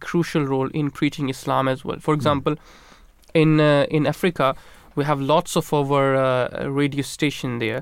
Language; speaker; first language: English; non-native, local second language; Urdu